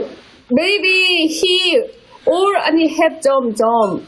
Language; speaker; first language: English; non-native, learner; Korean